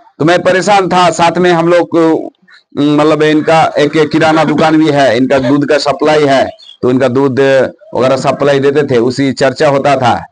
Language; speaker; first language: Hindi; non-native, local second language; Bangla